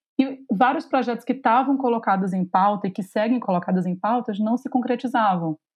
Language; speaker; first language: Portuguese; native; Portuguese